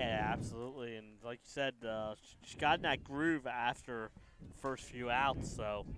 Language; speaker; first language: English; native; English